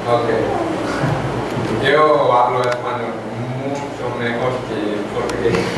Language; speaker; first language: Spanish; non-native, fluent; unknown